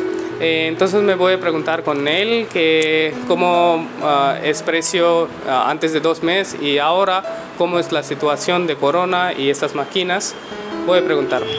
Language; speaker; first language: Spanish; non-native, learner; Hindi